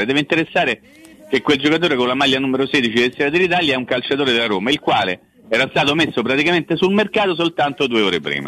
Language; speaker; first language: Italian; native; Italian